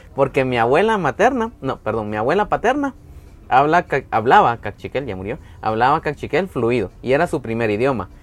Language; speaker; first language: Spanish; native; Spanish